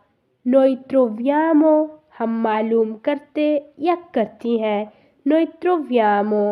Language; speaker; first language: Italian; non-native, fluent; Urdu